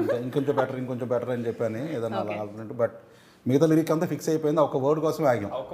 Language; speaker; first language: Telugu; native; Telugu